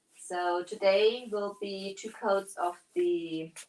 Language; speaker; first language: English; non-native, fluent; German